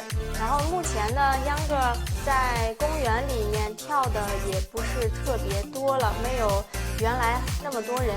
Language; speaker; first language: Chinese; native; Chinese